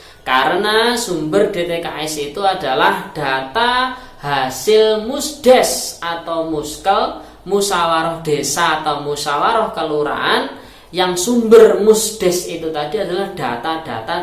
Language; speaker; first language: Indonesian; native; Indonesian